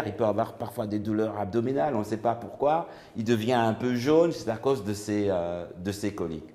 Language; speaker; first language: French; native; French